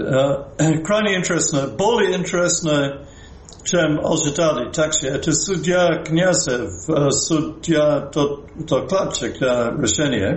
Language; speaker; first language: Russian; non-native, fluent; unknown